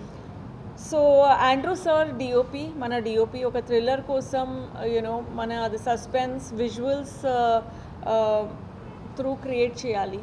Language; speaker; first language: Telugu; non-native, learner; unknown